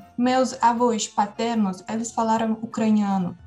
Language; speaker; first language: Portuguese; non-native, fluent; Ukrainian